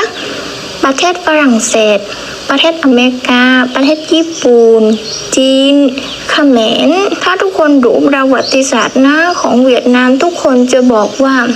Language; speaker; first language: Thai; non-native, learner; Vietnamese